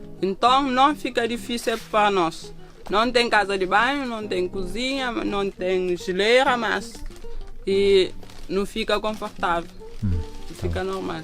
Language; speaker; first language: Portuguese; non-native, local second language; Kabuverdianu